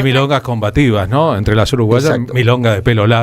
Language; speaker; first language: Spanish; native; Spanish